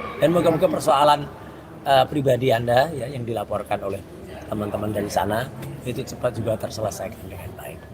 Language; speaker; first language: Indonesian; native; Indonesian